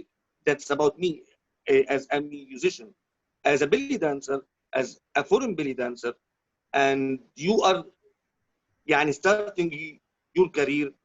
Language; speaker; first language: English; non-native, learner; Arabic